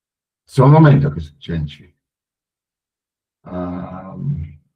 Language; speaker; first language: Portuguese; non-native, learner; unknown